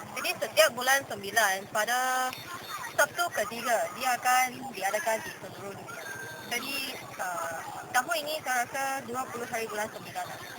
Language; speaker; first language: Malay; non-native, local second language; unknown